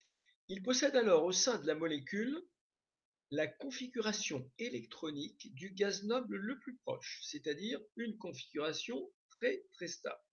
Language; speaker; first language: French; native; French